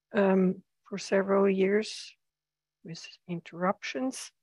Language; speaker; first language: English; non-native, fluent; German